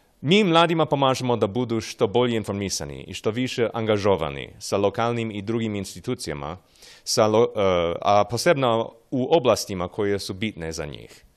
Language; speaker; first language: Serbian; non-native, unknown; English